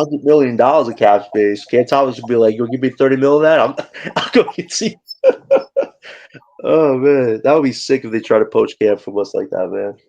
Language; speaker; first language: English; native; English